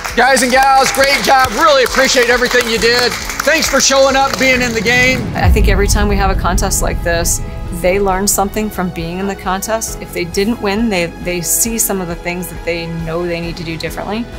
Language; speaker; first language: English; native; English